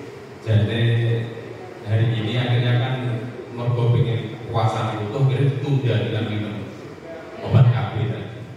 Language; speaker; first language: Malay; non-native, local second language; Javanese